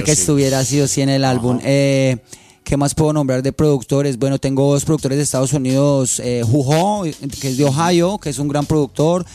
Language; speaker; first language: Spanish; native; Spanish